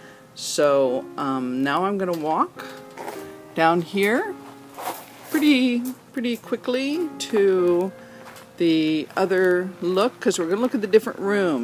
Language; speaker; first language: English; native; English